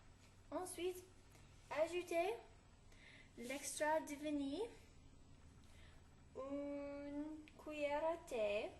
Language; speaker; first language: French; non-native, learner; English